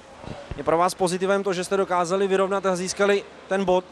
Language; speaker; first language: Czech; native; Czech